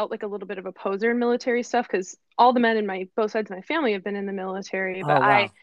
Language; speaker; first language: English; native; English